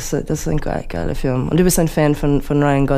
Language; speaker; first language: German; non-native, learner; English